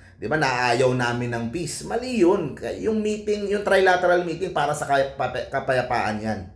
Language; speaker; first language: Filipino; native; Filipino